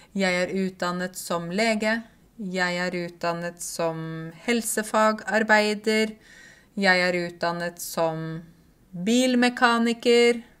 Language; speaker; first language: Norwegian; native; Norwegian